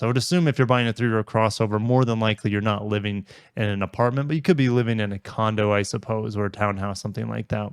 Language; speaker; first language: English; native; English